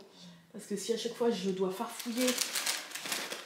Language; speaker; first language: French; native; French